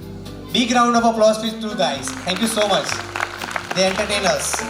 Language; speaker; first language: Hindi; non-native, local second language; Gujarati